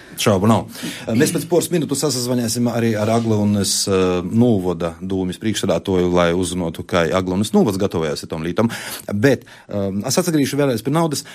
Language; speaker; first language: Latvian; native; Latvian